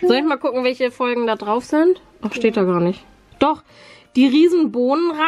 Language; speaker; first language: German; native; German